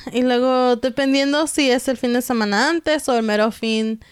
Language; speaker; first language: Spanish; early bilingual, heritage; Spanish